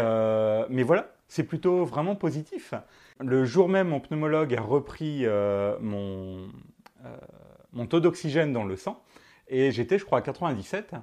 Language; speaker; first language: French; native; French